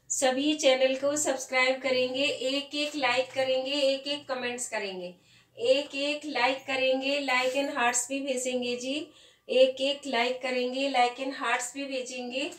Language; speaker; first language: Hindi; native; Hindi